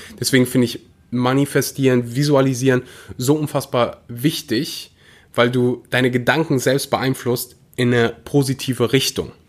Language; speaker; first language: German; early bilingual, other home language; Russian